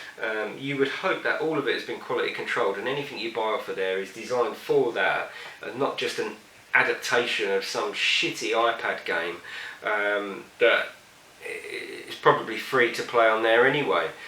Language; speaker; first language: English; native; English